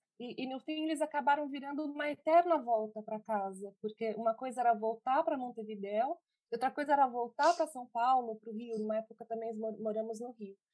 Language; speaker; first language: Portuguese; early bilingual, other home language; Spanish